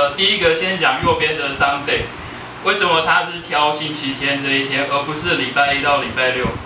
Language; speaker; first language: Chinese; native; Chinese